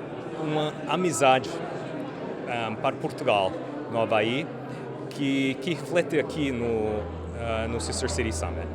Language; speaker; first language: Portuguese; early bilingual, heritage; English